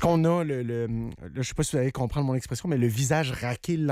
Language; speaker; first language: French; native; French